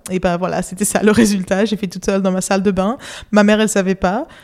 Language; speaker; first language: French; non-native, fluent; Spanish